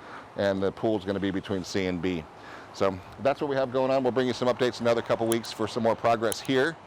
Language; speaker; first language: English; native; English